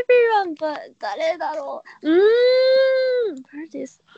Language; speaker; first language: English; non-native, learner; Japanese